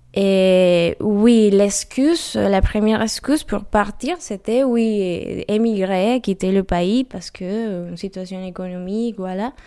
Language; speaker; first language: French; non-native, learner; Spanish